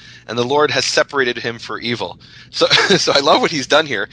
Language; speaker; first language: English; native; English